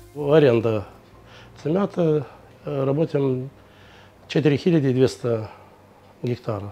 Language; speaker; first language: Bulgarian; native; Bulgarian